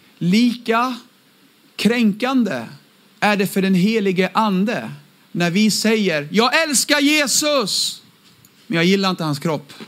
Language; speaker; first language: Swedish; early bilingual, other home language; Aramaic